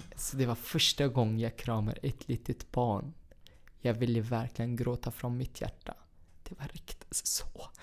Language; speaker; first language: Swedish; non-native, fluent; Arabic